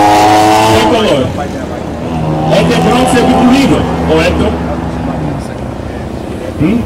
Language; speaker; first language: Spanish; non-native, learner; English